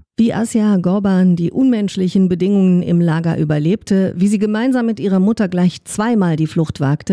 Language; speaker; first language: German; native; German